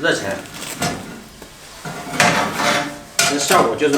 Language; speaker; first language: Chinese; non-native, local second language; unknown